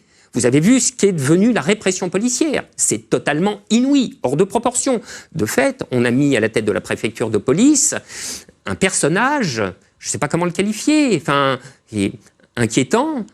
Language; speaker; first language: French; native; French